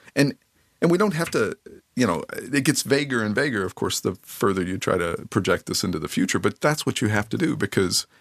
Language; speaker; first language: English; native; English